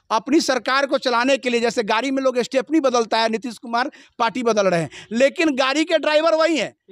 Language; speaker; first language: Hindi; native; Hindi